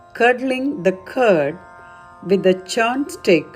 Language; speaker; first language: English; non-native, local second language; Tamil